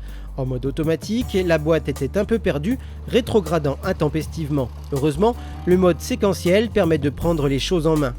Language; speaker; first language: French; native; French